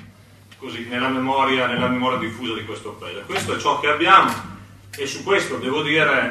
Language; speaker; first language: Italian; native; Italian